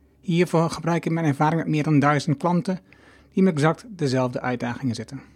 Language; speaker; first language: Dutch; native; Dutch